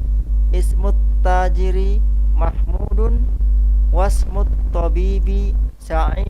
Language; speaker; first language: Arabic; non-native, learner; Indonesian